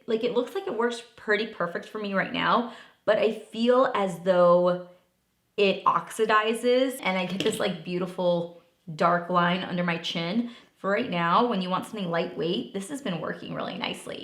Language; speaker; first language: English; native; English